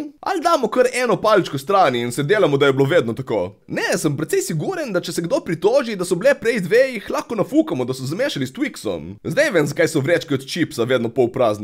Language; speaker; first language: Slovenian; native; Slovenian